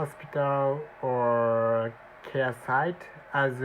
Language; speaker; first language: English; non-native, learner; Japanese